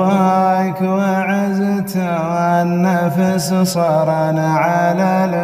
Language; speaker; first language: Arabic; native; Arabic